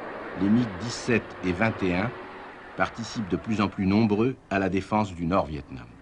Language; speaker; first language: French; native; French